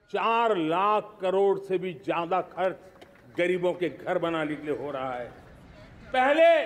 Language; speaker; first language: Hindi; non-native, local second language; Gujarati